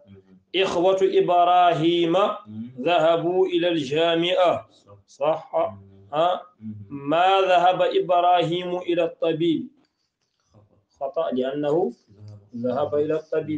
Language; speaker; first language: Arabic; non-native, fluent; Wolof